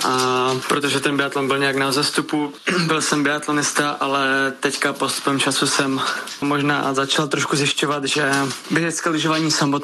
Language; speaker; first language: Czech; native; Czech